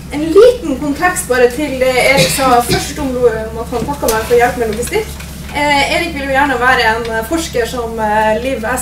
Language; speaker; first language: Norwegian; native; Norwegian